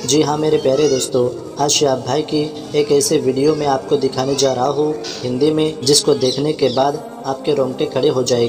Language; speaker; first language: Hindi; native; Hindi